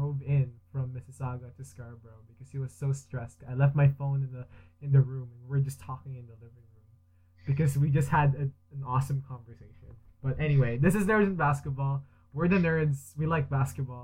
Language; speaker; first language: English; early bilingual, other home language; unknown